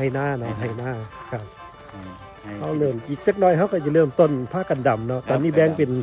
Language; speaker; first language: Thai; native; Thai